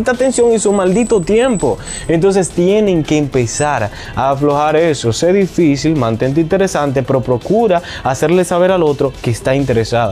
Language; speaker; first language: Spanish; native; Spanish